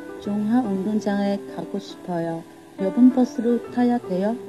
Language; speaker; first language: Korean; non-native, learner; Chinese